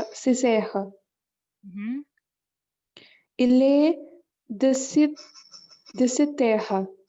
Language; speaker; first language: French; non-native, learner; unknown